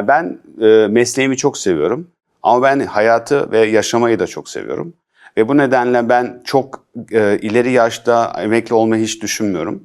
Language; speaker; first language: Turkish; early bilingual, heritage; Turkish